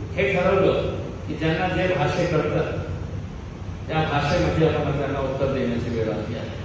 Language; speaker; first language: Marathi; non-native, local second language; Urdu